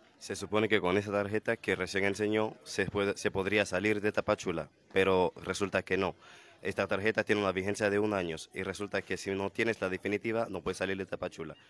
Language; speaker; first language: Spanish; non-native, fluent; Haitian Creole